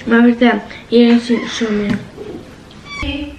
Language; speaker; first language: Albanian; early bilingual, heritage; Albanian